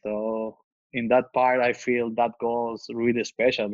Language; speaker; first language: English; non-native, fluent; Spanish